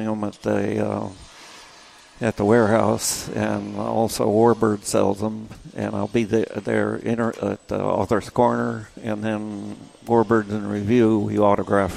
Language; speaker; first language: English; native; English